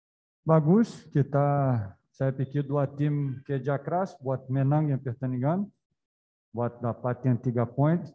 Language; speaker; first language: Indonesian; non-native, learner; Portuguese